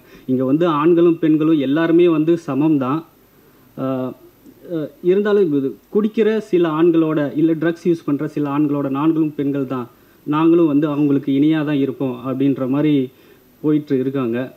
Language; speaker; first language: Tamil; native; Tamil